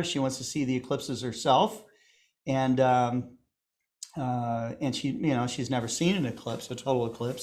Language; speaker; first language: English; native; English